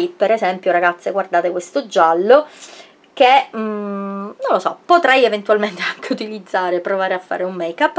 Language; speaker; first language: Italian; native; Italian